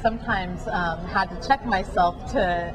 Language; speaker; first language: English; native; English